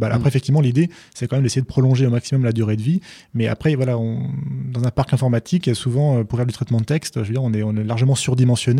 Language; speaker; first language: French; native; French